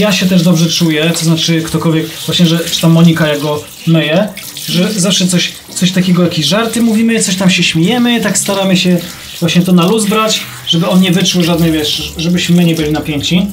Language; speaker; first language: Polish; native; Polish